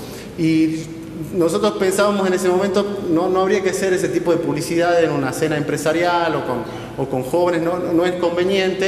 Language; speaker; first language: Spanish; native; Spanish